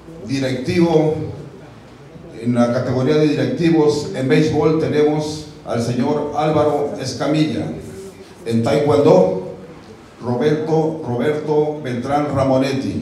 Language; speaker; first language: Spanish; native; Spanish